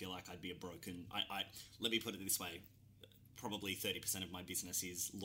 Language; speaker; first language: English; native; English